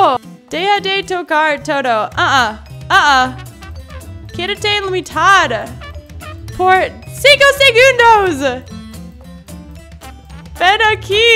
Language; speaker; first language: Spanish; non-native, learner; English